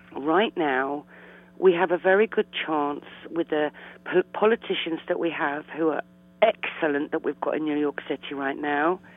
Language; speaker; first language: English; native; English